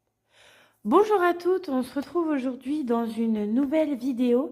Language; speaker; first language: French; native; French